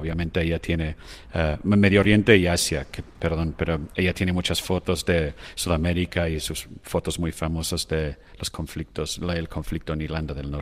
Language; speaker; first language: Spanish; non-native, fluent; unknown